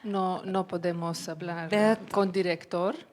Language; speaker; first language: Spanish; non-native, learner; Lithuanian